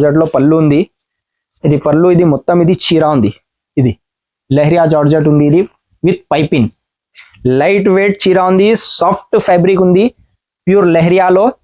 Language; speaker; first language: Telugu; non-native, learner; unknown